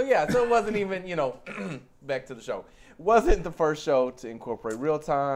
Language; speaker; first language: English; native; English